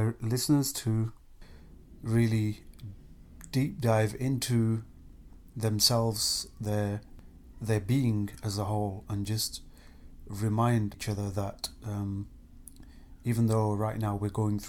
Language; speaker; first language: English; native; English